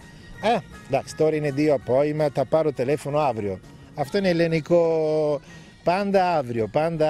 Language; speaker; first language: Greek; non-native, fluent; Italian